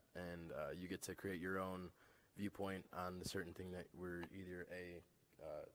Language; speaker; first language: English; native; English